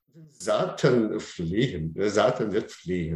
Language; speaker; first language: German; non-native, learner; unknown